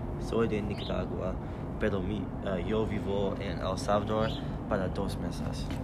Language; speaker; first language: Spanish; non-native, learner; English